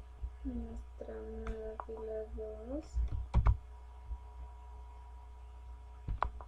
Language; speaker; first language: Spanish; native; Spanish